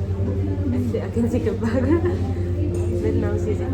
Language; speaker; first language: English; non-native, learner; Tibetan